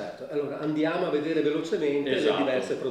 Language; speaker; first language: Italian; native; Italian